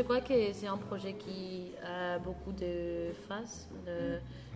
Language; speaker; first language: French; non-native, learner; Spanish